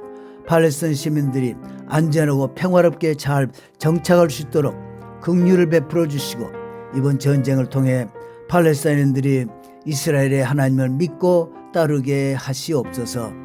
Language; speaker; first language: Korean; native; Korean